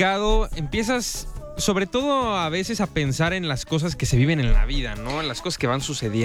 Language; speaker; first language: Spanish; native; Spanish